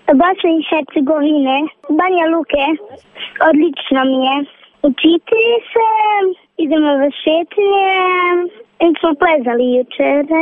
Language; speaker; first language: Slovenian; non-native, learner; Serbian